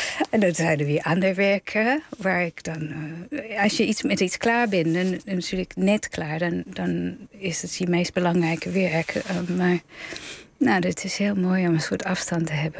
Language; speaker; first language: Dutch; non-native, fluent; English